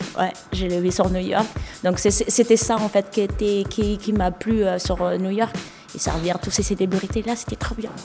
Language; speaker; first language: French; non-native, local second language; Malagasy